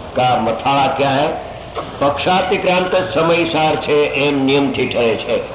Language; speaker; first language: Hindi; non-native, local second language; Gujarati